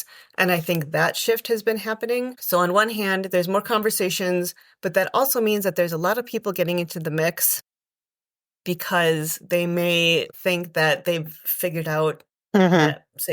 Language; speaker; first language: English; native; English